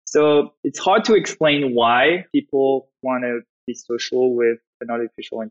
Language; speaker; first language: English; non-native, fluent; French